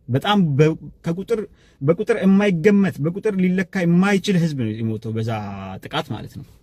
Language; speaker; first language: Amharic; non-native, local second language; Afar